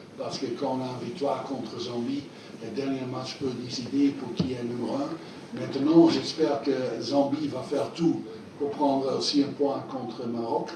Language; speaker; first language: French; non-native, fluent; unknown